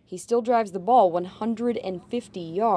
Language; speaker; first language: English; native; English